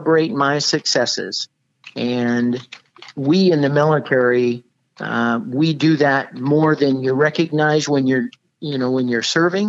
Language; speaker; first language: English; native; English